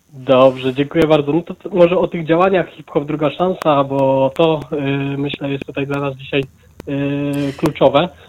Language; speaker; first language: Polish; native; Polish